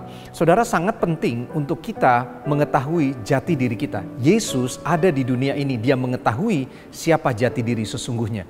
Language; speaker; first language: Indonesian; native; Indonesian